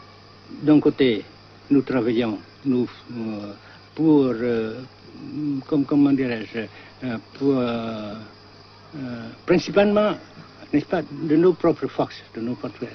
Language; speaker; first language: French; non-native, local second language; Vietnamese